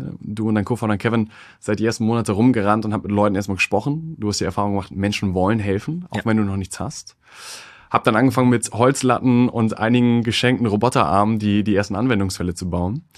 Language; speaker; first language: German; native; German